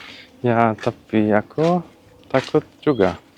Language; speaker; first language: Indonesian; non-native, learner; German